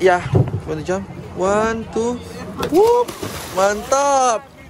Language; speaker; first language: English; non-native, learner; Indonesian